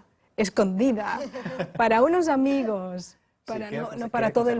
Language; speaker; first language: Spanish; non-native, fluent; Chinese